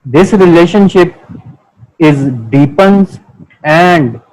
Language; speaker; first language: English; non-native, local second language; Urdu